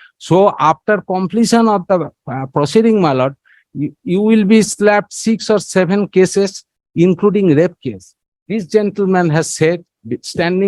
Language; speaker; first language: English; non-native, local second language; Bangla